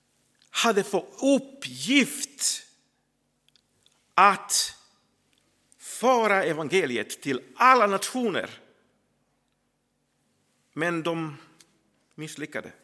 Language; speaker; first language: Swedish; non-native, fluent; Croatian